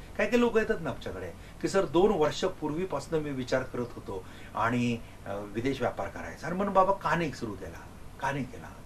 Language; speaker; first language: Marathi; non-native, local second language; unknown